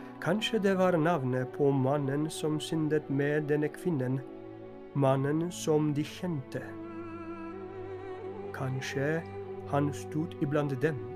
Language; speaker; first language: Norwegian; non-native, fluent; Polish